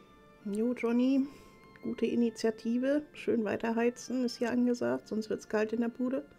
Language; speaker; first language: German; native; German